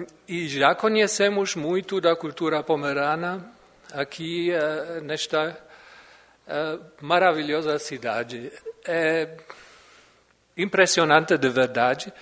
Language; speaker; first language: Portuguese; non-native, fluent; German